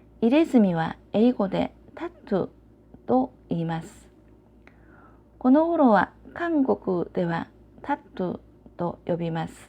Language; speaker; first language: Japanese; non-native, learner; Korean